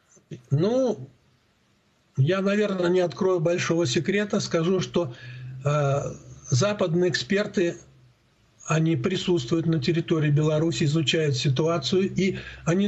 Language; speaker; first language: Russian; native; Russian